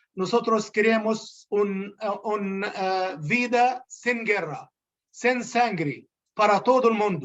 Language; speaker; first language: Spanish; non-native, learner; Arabic